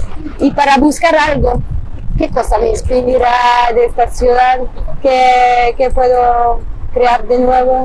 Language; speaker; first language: Spanish; non-native, fluent; French